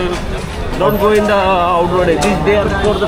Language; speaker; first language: English; non-native, local second language; Hindi